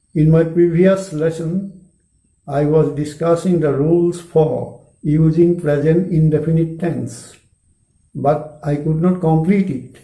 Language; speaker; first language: English; non-native, local second language; Assamese